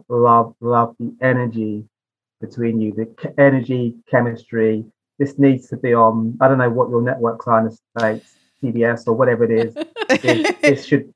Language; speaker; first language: English; native; English